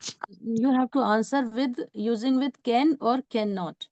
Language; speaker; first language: English; non-native, local second language; Hindi